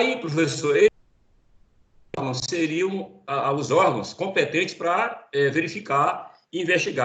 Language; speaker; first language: Portuguese; native; Portuguese